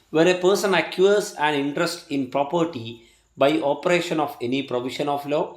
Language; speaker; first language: English; non-native, local second language; Malayalam